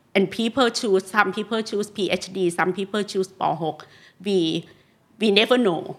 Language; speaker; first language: English; non-native, fluent; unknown